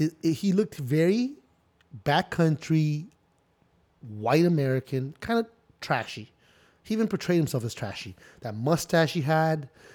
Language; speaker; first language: English; early bilingual, other home language; Spanish